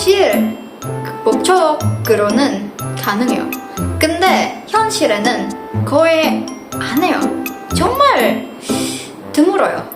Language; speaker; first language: Korean; non-native, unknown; Indonesian